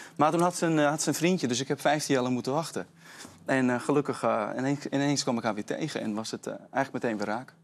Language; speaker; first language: Dutch; non-native, local second language; Western Frisian